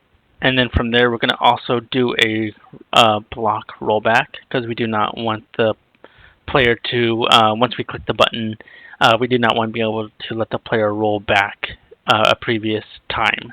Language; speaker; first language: English; native; English